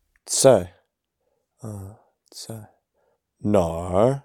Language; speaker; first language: Chinese; non-native, learner; English